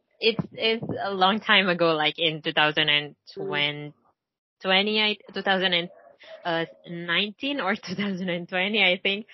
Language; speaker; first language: English; non-native, learner; Indonesian